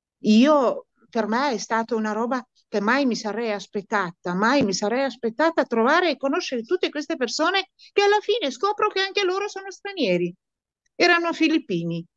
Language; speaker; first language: Italian; non-native, fluent; Romanian